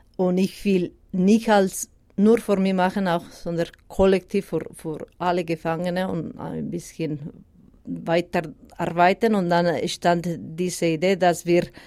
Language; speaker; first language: German; non-native, fluent; Basque